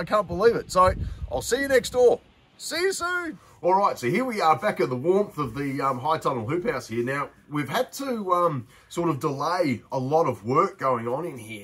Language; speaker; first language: English; native; English